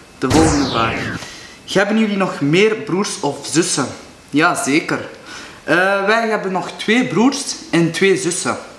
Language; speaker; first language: Dutch; non-native, local second language; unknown